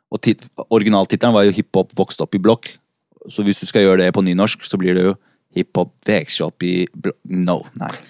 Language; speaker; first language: Norwegian; early bilingual, other home language; Spanish